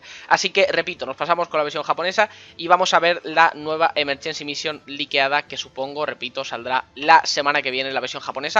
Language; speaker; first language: Spanish; native; Spanish